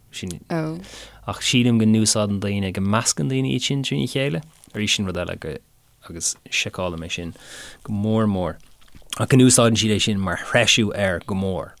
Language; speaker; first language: Irish; non-native, local second language; English